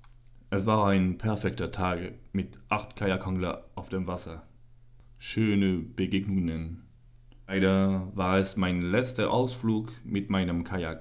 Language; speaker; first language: German; non-native, learner; French